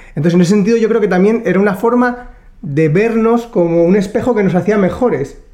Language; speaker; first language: Spanish; native; Spanish